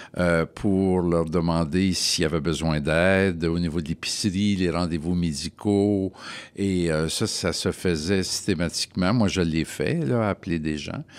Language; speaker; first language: French; native; French